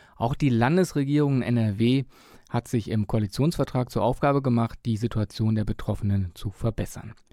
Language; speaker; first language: German; native; German